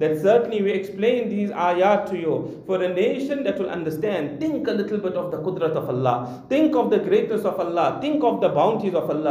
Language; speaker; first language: English; non-native, local second language; Urdu